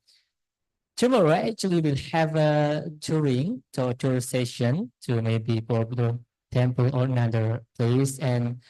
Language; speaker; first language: English; non-native, fluent; Indonesian